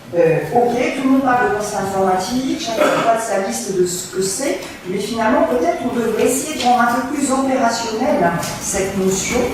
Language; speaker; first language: French; native; French